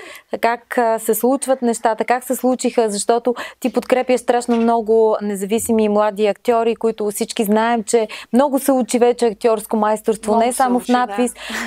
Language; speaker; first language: Bulgarian; native; Bulgarian